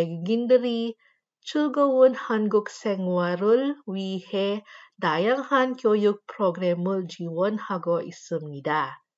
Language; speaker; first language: Korean; non-native, fluent; Filipino